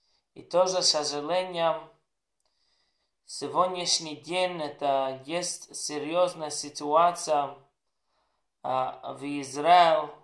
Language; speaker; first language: Russian; non-native, learner; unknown